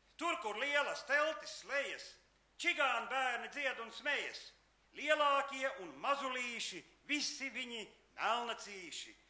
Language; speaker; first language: Latvian; native; Latvian